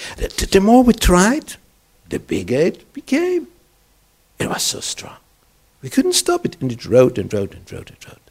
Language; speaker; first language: English; non-native, fluent; German